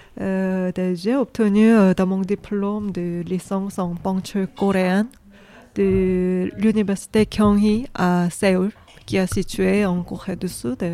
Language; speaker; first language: French; non-native, learner; Korean